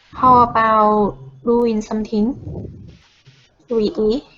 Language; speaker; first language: English; non-native, learner; Vietnamese